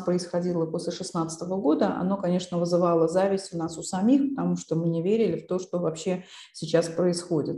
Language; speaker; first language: Russian; non-native, local second language; Uzbek